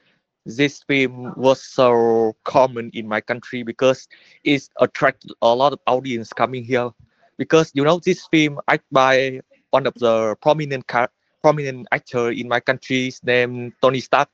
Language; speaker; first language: English; non-native, learner; Vietnamese